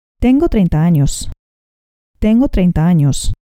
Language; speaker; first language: Spanish; non-native, fluent; Polish